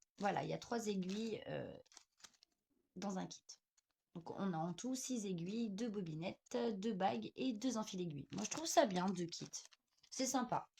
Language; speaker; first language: French; native; French